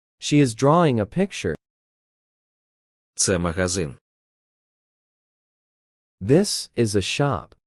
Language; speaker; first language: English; non-native, fluent; Ukrainian